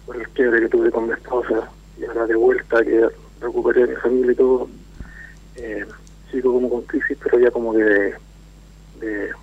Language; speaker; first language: Spanish; native; Spanish